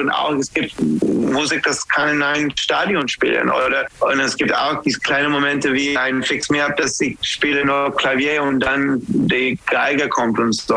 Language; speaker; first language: German; non-native, fluent; English